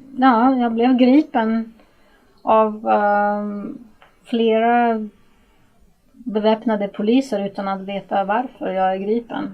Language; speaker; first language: Swedish; non-native, fluent; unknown